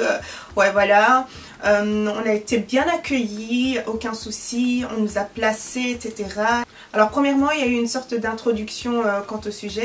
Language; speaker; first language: French; early bilingual, other home language; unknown